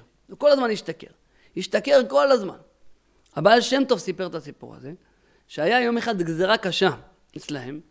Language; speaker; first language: Hebrew; native; Hebrew